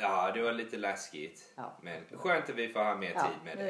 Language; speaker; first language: Swedish; early bilingual, heritage; English